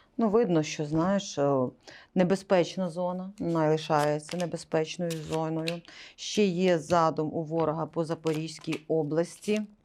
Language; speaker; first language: Ukrainian; non-native, local second language; Russian